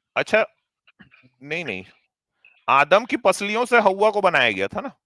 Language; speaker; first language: Hindi; native; Hindi